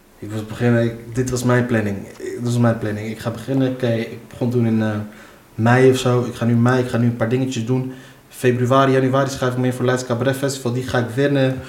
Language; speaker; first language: Dutch; early bilingual, other home language; Arabic